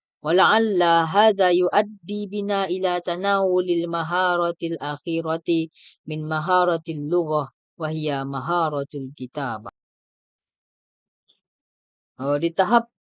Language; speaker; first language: Arabic; non-native, learner; Indonesian